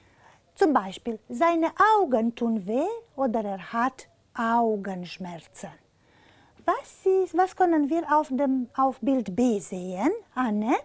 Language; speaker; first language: German; non-native, fluent; Romanian